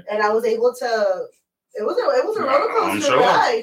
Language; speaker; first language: English; early bilingual, other home language; Spanish